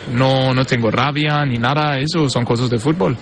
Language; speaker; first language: Spanish; non-native, fluent; Portuguese